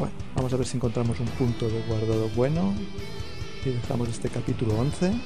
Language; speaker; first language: Spanish; native; Spanish